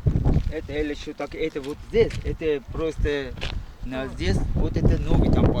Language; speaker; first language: Russian; non-native, local second language; Armenian